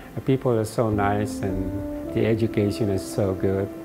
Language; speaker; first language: English; non-native, local second language; Filipino